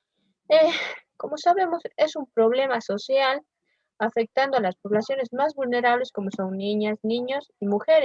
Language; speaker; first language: Spanish; native; Spanish